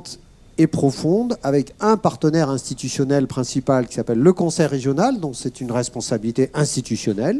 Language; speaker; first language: French; native; French